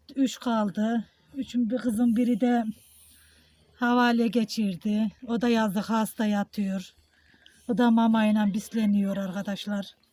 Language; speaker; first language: Turkish; native; Turkish